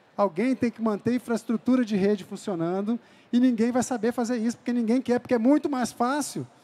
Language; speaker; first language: Portuguese; native; Portuguese